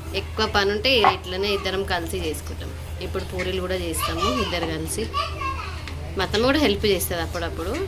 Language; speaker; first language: Telugu; non-native, local second language; Marathi